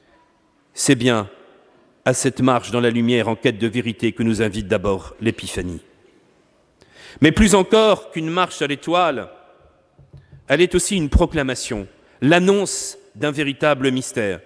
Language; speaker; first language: French; native; French